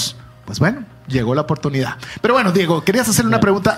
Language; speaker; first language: Spanish; native; Spanish